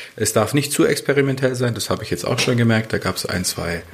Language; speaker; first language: German; native; German